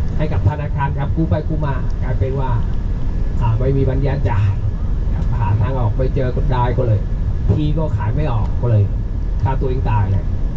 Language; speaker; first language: Thai; non-native, fluent; Vietnamese